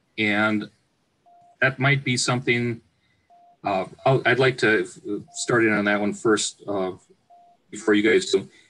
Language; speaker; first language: English; native; English